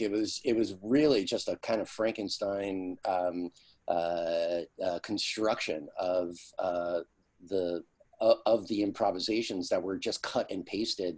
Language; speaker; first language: English; native; English